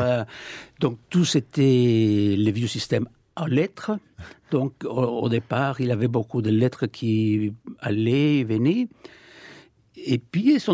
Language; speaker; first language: French; non-native, fluent; Spanish